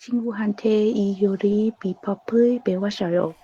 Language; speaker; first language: Korean; non-native, learner; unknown